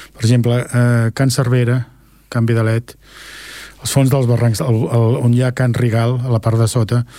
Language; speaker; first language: Catalan; native; Catalan